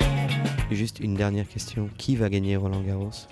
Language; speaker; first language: French; native; French